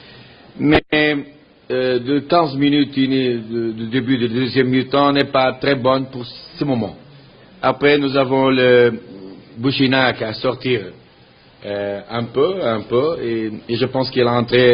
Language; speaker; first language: French; non-native, learner; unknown